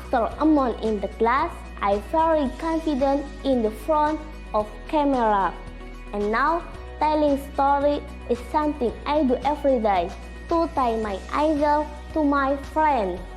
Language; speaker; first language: English; non-native, learner; Indonesian